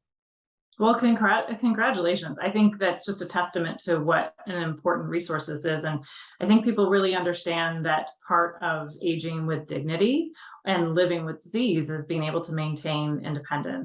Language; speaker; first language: English; native; English